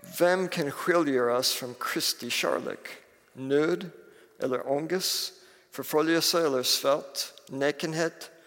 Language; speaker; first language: Swedish; non-native, fluent; English